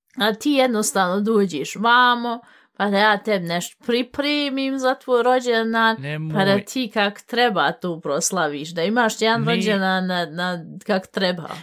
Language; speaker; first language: Bosnian; early bilingual, heritage; Bosnian